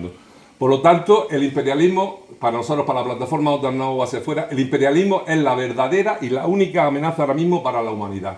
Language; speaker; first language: Spanish; native; Spanish